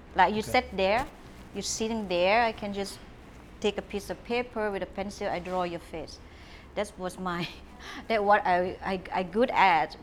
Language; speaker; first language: English; non-native, fluent; Thai